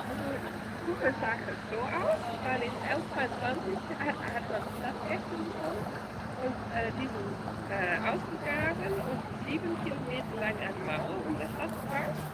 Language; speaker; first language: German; non-native, learner; Dutch